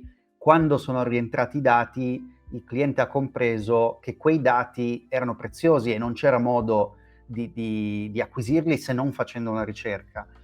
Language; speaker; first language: Italian; native; Italian